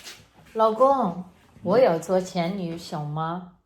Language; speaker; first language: Chinese; non-native, learner; Filipino